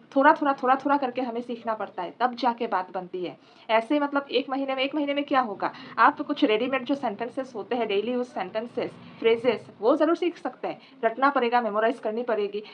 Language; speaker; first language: Hindi; non-native, local second language; Assamese